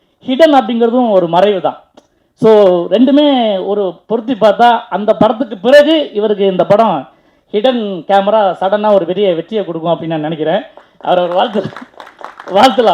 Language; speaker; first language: Tamil; native; Tamil